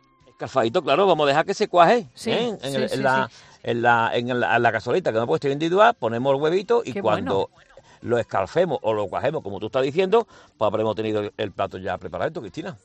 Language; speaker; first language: Spanish; native; Spanish